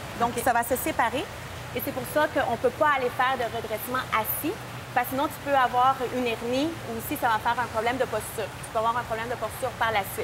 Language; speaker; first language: French; native; French